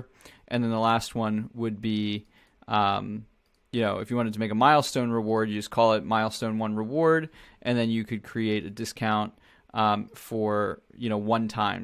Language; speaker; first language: English; native; English